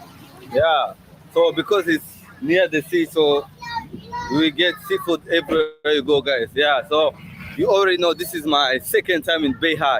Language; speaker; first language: English; non-native, fluent; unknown